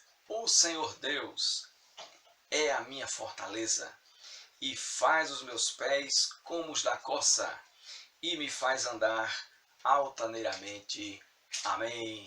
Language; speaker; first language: Portuguese; native; Portuguese